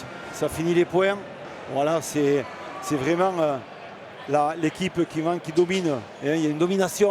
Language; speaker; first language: French; native; French